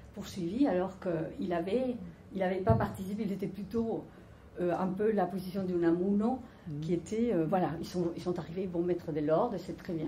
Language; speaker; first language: French; non-native, fluent; Spanish